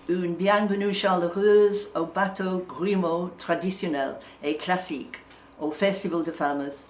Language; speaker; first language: French; non-native, learner; English